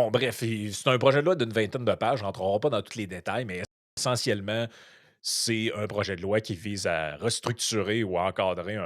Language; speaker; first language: French; native; French